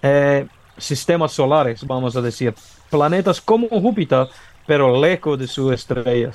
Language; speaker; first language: Spanish; non-native, fluent; English